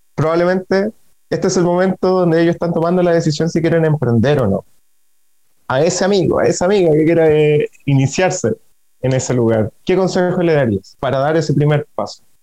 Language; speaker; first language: Spanish; native; Spanish